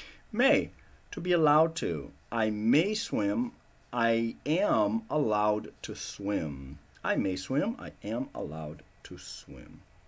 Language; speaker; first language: English; non-native, fluent; Portuguese